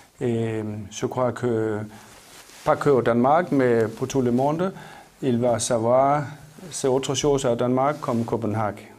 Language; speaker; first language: French; non-native, learner; Danish